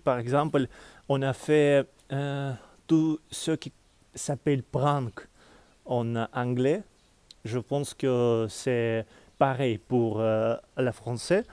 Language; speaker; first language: French; non-native, learner; Russian